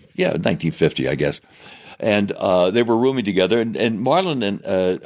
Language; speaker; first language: English; native; English